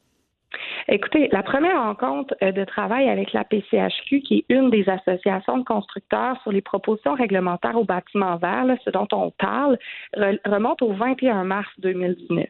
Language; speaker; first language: French; native; French